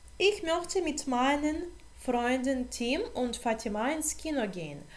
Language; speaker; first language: German; non-native, fluent; Ukrainian